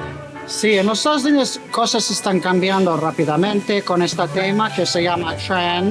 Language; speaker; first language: Spanish; non-native, learner; English